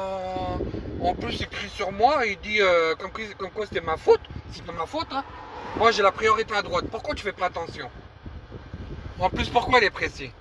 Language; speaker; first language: French; native; French